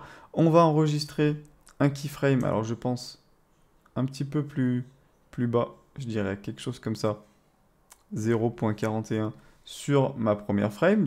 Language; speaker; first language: French; native; French